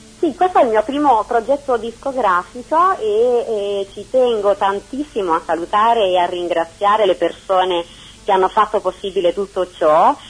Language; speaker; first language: Italian; early bilingual, other home language; Spanish